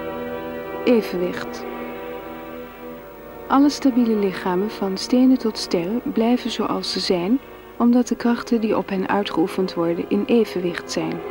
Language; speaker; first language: Dutch; native; Dutch